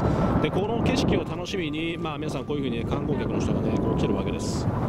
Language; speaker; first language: Japanese; native; Japanese